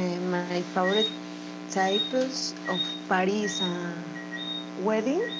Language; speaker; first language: English; non-native, learner; Spanish